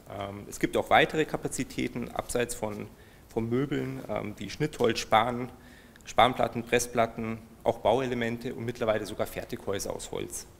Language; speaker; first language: German; native; German